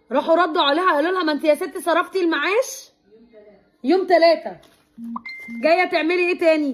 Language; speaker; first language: Arabic; native; Arabic